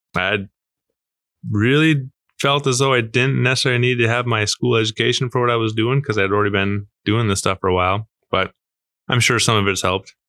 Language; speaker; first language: English; native; English